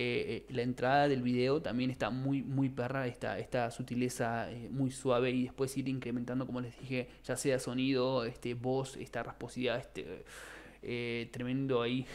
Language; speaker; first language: Spanish; native; Spanish